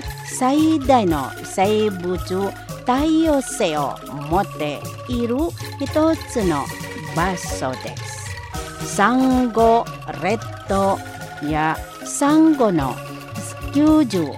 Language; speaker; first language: Japanese; non-native, fluent; Indonesian